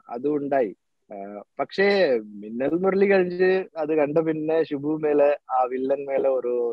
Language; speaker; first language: Malayalam; non-native, local second language; Tamil